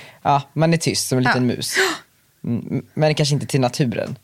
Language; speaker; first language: Swedish; native; Swedish